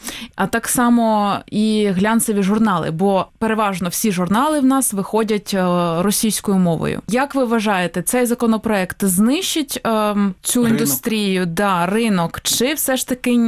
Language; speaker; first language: Ukrainian; native; Ukrainian